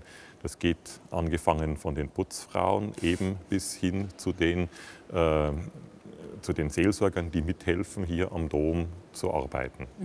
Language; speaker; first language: German; native; German